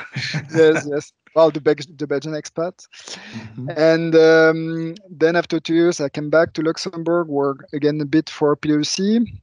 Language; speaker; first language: English; non-native, fluent; French